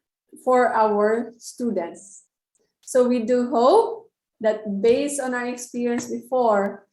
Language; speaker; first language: English; non-native, local second language; Filipino